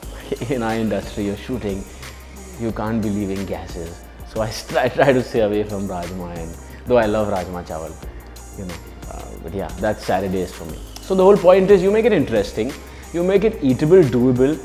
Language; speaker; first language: English; non-native, local second language; Hindi